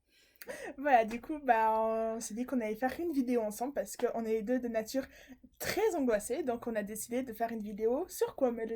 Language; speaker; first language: French; native; French